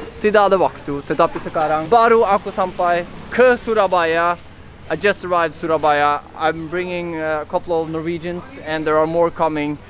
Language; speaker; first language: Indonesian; non-native, fluent; Norwegian